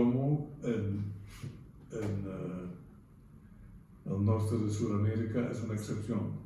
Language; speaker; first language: Spanish; non-native, fluent; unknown